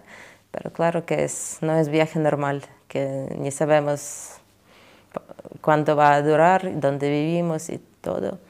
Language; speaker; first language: Spanish; non-native, fluent; Ukrainian